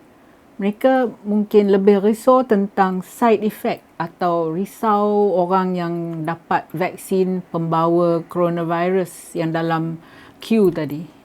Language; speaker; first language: Malay; native; Malay